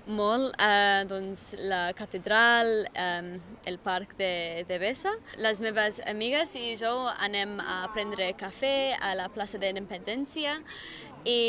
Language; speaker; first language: Catalan; non-native, fluent; English